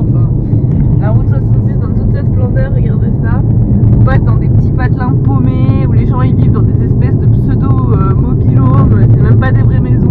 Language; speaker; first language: French; native; French